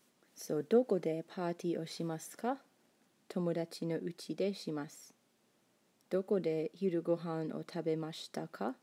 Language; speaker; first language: Japanese; non-native, fluent; English